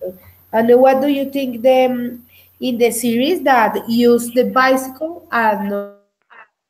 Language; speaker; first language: English; non-native, learner; Spanish